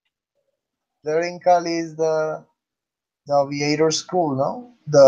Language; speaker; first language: English; non-native, learner; Spanish